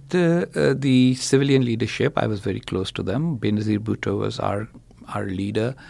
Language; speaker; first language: English; non-native, local second language; Urdu